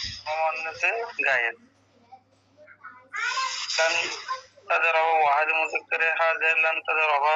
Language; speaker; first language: Arabic; non-native, learner; Bangla